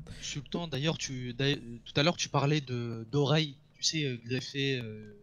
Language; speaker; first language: French; native; French